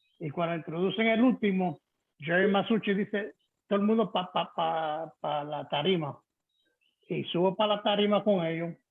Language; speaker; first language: Spanish; early bilingual, heritage; Spanish